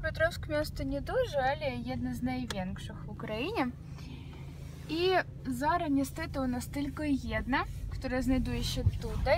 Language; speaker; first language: Polish; non-native, learner; Ukrainian